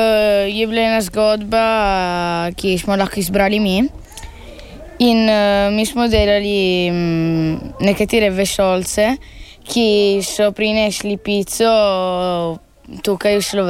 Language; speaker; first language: Slovenian; early bilingual, heritage; Italian